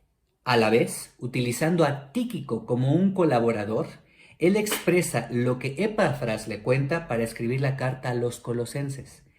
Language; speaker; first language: Spanish; native; Spanish